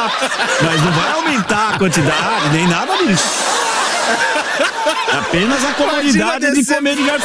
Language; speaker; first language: Portuguese; native; Portuguese